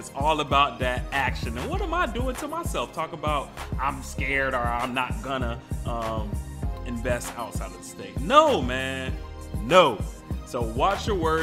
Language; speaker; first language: English; native; English